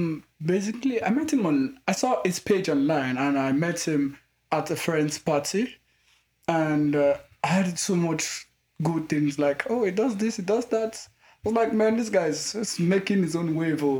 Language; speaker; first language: English; non-native, local second language; Igbo